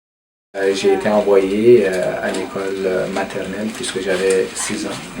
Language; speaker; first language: French; early bilingual, other home language; Turkish